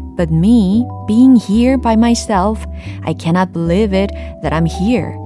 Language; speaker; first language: English; non-native, fluent; Korean